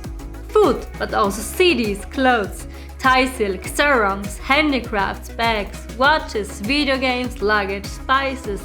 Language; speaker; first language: English; non-native, fluent; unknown